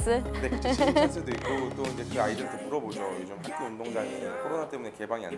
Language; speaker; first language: Korean; native; Korean